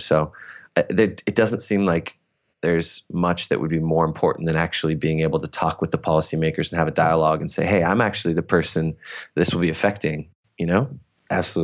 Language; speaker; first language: English; native; English